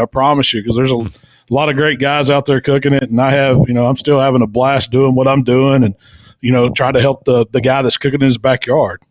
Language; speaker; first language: English; native; English